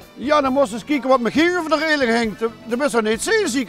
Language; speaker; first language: Dutch; native; Dutch